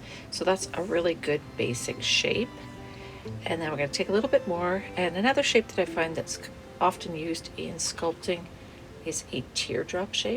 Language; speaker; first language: English; native; English